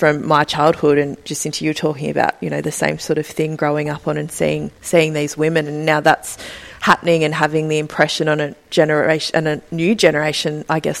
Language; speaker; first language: English; native; English